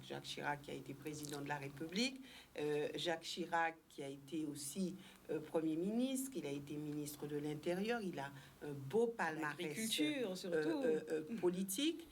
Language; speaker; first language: French; native; French